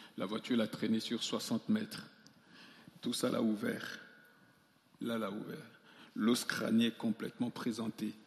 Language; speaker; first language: French; non-native, local second language; Sango